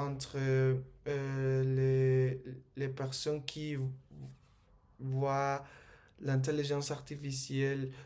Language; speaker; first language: French; non-native, learner; Spanish